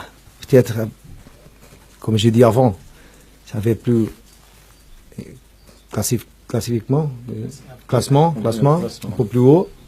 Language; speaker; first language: French; non-native, fluent; Portuguese